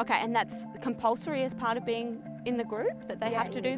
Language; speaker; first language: English; native; English